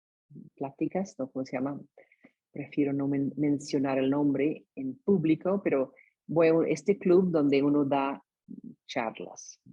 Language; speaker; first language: Spanish; non-native, fluent; English